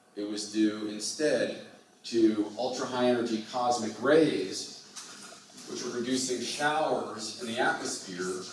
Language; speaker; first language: English; native; English